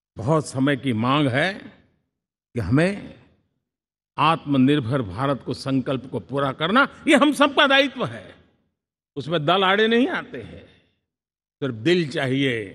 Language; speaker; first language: Hindi; non-native, local second language; Gujarati